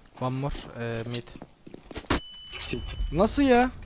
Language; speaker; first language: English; non-native, learner; Turkish